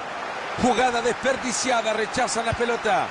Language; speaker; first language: Spanish; native; Spanish